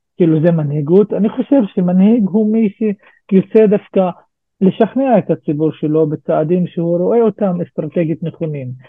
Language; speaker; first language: Hebrew; non-native, local second language; Arabic